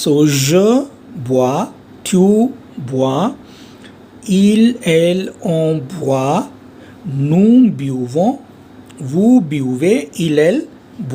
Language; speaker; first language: French; non-native, fluent; Hindi